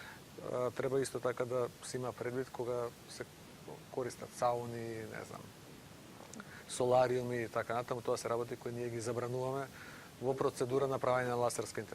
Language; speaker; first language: Macedonian; native; Macedonian